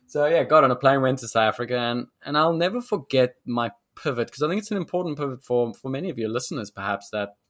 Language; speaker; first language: English; native; English